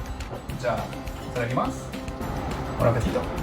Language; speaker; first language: Japanese; non-native, fluent; Italian